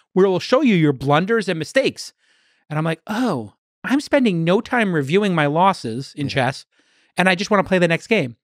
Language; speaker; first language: English; native; English